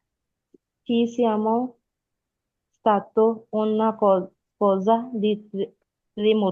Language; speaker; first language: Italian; non-native, learner; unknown